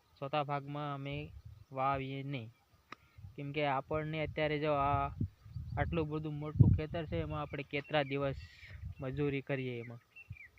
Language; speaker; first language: Gujarati; non-native, local second language; Bhili